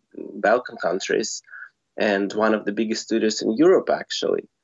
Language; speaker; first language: English; non-native, fluent; Russian